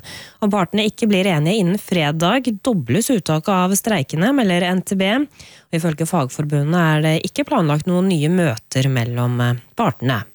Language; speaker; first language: Norwegian; native; Norwegian